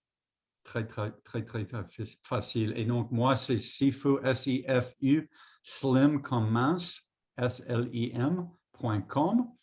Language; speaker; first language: French; non-native, fluent; English